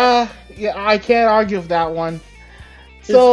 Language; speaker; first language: English; native; English